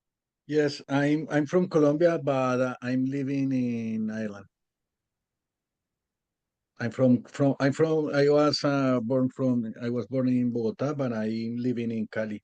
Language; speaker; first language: English; non-native, learner; Spanish